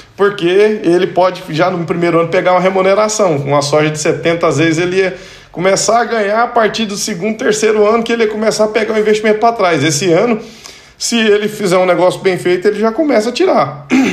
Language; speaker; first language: Portuguese; native; Portuguese